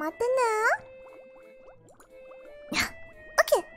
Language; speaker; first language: Japanese; non-native, learner; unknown